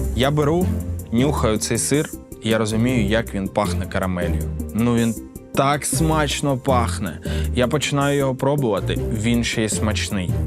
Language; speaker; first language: Ukrainian; native; Ukrainian